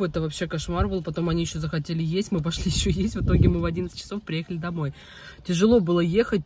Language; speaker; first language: Russian; native; Russian